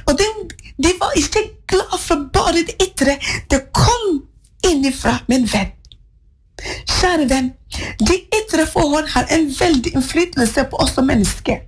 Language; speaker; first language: Norwegian; non-native, fluent; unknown